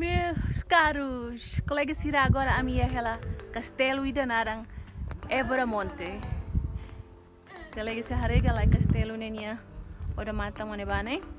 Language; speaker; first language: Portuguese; non-native, learner; Tetum